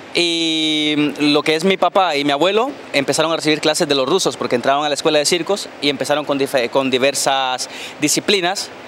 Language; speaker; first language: Spanish; native; Spanish